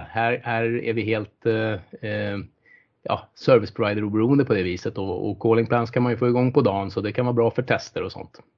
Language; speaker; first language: Swedish; native; Swedish